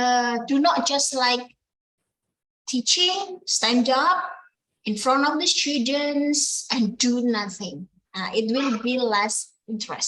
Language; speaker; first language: English; non-native, fluent; Indonesian